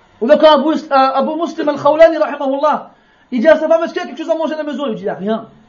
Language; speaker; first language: French; native; French